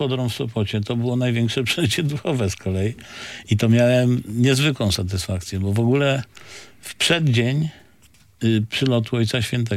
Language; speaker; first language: Polish; native; Polish